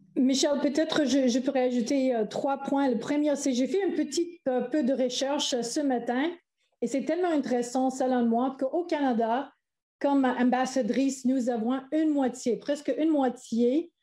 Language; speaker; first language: French; non-native, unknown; English